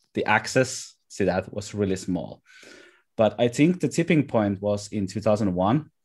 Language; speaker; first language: English; non-native, fluent; Finnish